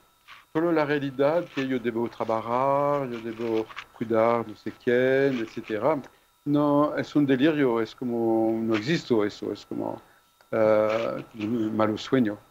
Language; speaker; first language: Spanish; non-native, fluent; French